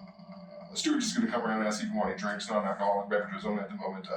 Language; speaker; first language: English; native; English